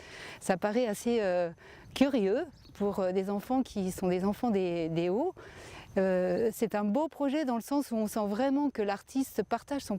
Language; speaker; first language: French; native; French